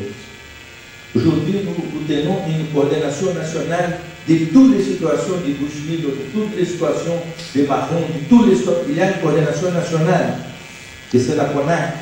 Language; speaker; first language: French; non-native, learner; Portuguese